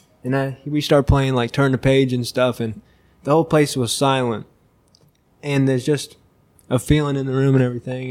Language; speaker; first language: English; native; English